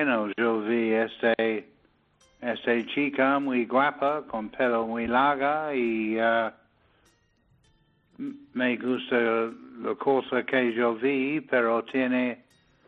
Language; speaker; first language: Spanish; non-native, learner; English